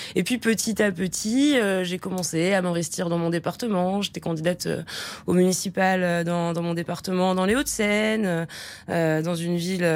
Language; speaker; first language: French; native; French